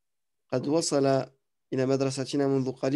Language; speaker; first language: Arabic; non-native, fluent; French